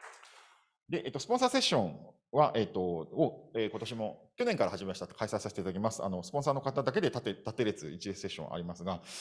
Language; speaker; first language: Japanese; native; Japanese